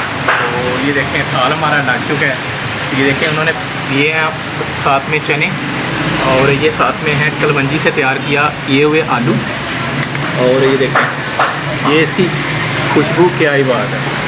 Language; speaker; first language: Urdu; non-native, local second language; Punjabi